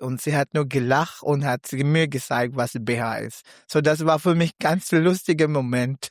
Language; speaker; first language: German; non-native, learner; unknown